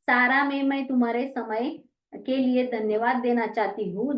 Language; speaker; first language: Hindi; non-native, local second language; Marathi